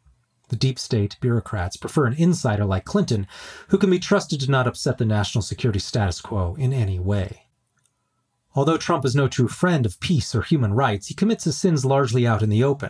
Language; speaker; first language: English; native; English